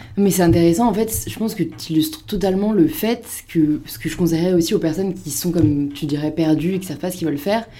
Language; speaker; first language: French; native; French